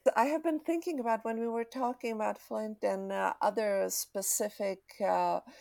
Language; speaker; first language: English; non-native, fluent; Czech